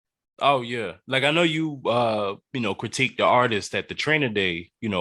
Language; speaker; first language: English; native; English